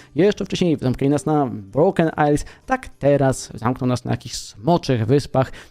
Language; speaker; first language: Polish; native; Polish